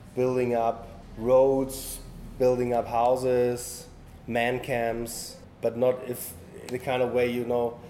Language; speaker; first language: English; non-native, learner; German